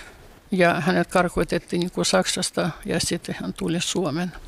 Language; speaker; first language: Finnish; non-native, fluent; Russian